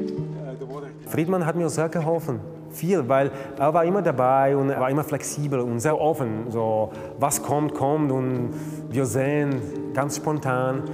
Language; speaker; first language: German; non-native, fluent; Slovak